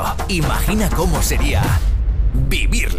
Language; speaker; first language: Spanish; native; Spanish